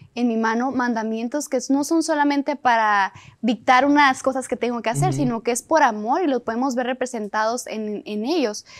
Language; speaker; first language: Spanish; native; Spanish